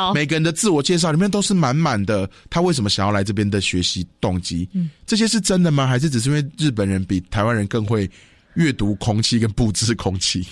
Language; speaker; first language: Chinese; non-native, local second language; Hakka Chinese